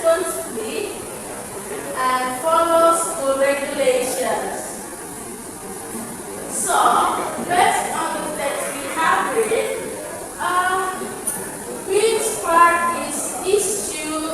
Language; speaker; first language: English; non-native, fluent; Indonesian